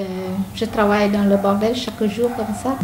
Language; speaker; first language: French; non-native, learner; Khmer